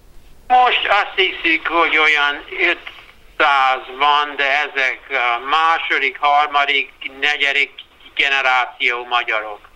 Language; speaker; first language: Hungarian; early bilingual, heritage; Hungarian